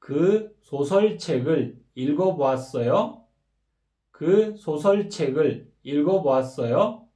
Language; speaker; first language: Korean; non-native, fluent; Kyrgyz